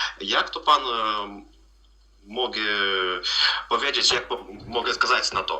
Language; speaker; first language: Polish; non-native, learner; Russian